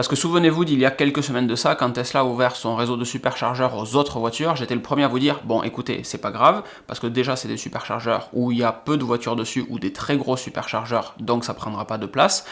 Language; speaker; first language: French; native; French